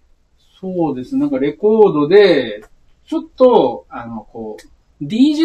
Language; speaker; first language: Japanese; native; Japanese